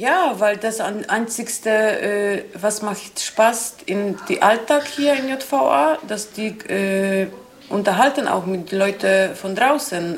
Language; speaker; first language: German; non-native, learner; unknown